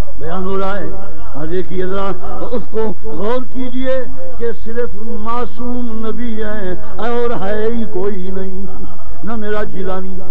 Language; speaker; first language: Urdu; non-native, local second language; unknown